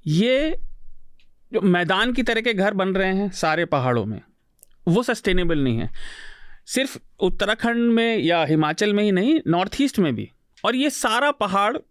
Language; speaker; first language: Hindi; native; Hindi